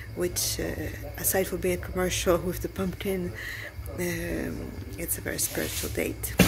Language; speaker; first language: English; non-native, fluent; French